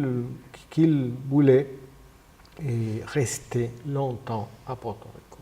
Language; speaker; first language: French; non-native, fluent; Spanish